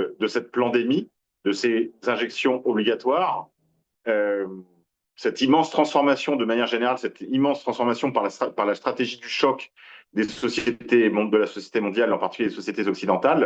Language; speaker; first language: French; native; French